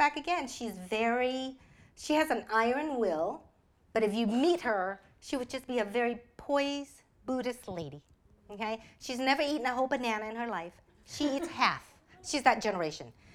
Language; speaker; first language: English; early bilingual, other home language; Vietnamese